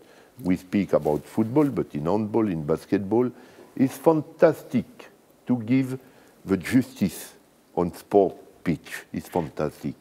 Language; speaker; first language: English; non-native, learner; French